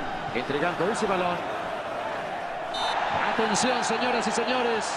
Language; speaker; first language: Spanish; native; Spanish